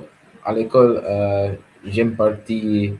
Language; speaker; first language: French; non-native, learner; English